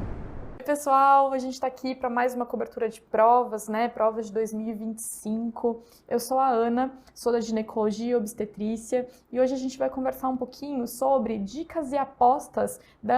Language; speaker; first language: Portuguese; native; Portuguese